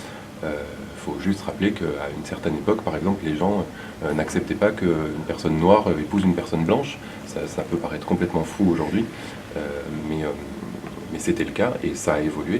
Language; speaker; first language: French; native; French